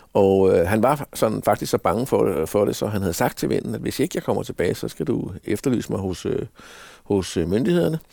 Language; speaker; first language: Danish; native; Danish